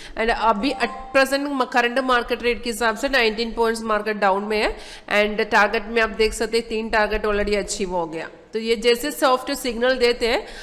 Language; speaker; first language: Hindi; non-native, local second language; Malayalam